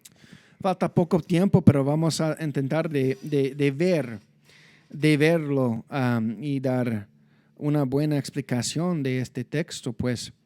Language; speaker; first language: Spanish; non-native, fluent; English